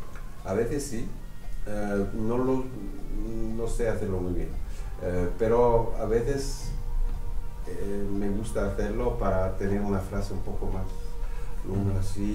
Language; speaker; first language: Spanish; non-native, fluent; French